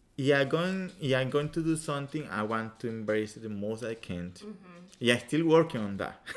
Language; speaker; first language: English; non-native, fluent; Spanish